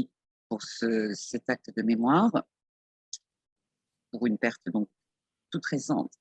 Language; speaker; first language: French; native; French